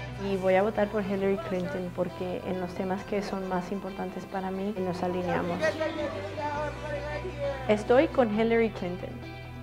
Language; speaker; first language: Spanish; early bilingual, heritage; Spanish